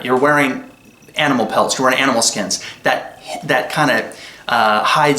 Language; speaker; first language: English; native; English